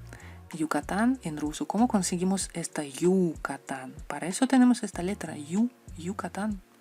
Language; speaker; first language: Spanish; non-native, fluent; Russian